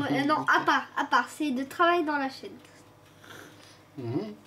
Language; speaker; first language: French; non-native, local second language; Arabic